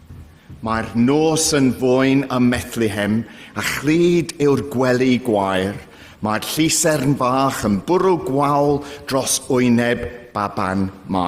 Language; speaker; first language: Welsh; non-native, fluent; English